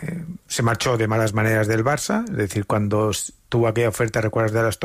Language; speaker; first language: Spanish; native; Spanish